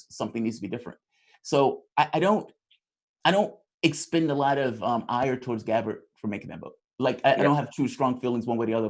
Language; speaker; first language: English; native; English